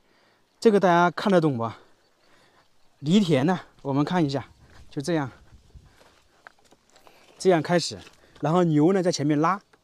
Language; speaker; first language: Chinese; native; Chinese